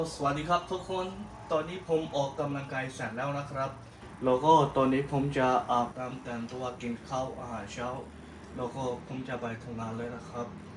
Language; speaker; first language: Thai; non-native, fluent; Hindi